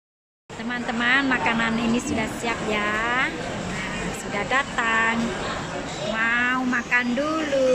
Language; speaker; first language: Indonesian; non-native, local second language; Javanese